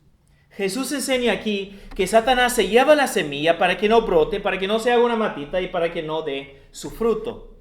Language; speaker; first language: Spanish; non-native, fluent; English